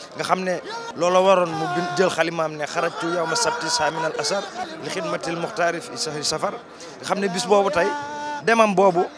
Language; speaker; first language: Wolof; native; Wolof